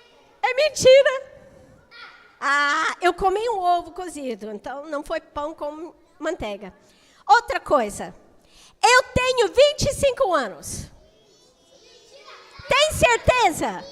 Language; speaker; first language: Portuguese; non-native, fluent; English